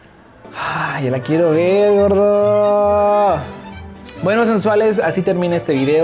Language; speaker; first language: Spanish; native; Spanish